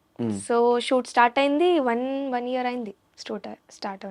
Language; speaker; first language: Telugu; non-native, learner; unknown